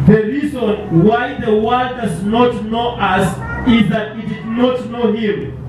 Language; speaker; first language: English; non-native, local second language; Swahili